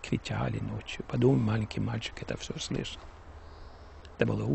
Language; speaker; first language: Russian; early bilingual, heritage; Russian